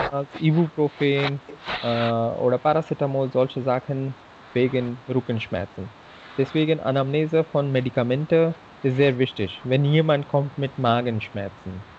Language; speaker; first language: German; non-native, fluent; Hindi